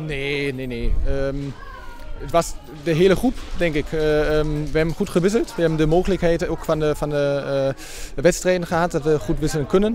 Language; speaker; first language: Dutch; non-native, fluent; German